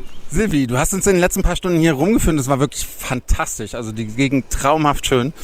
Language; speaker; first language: German; native; German